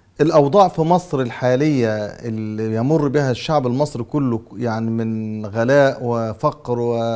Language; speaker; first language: Arabic; native; Arabic